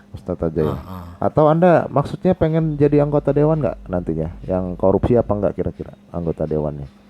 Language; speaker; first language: Indonesian; native; Indonesian